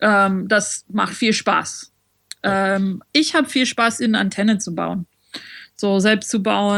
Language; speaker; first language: German; non-native, fluent; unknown